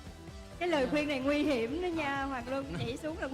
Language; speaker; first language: Vietnamese; native; Vietnamese